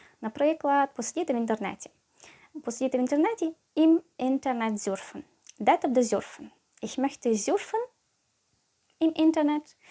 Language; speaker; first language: Ukrainian; native; Ukrainian